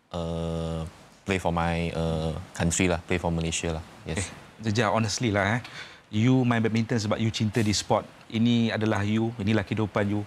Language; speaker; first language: Malay; native; Malay